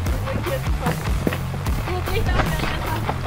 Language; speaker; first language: German; native; German